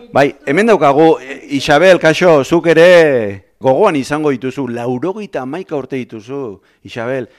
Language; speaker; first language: Basque; native; Basque